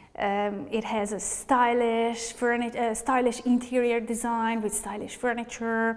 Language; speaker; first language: English; non-native, fluent; Hungarian